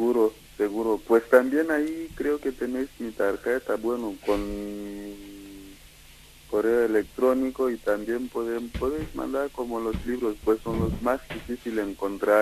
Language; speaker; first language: Spanish; non-native, fluent; Kikuyu